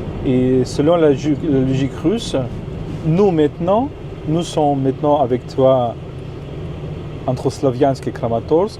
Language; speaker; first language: French; non-native, fluent; Ukrainian